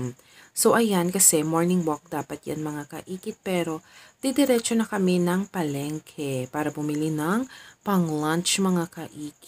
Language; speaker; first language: Filipino; non-native, local second language; Iloko